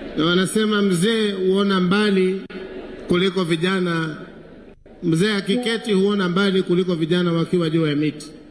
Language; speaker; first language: Swahili; non-native, local second language; Kikuyu